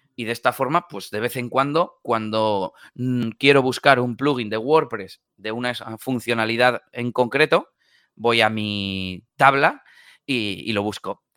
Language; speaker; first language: Spanish; native; Spanish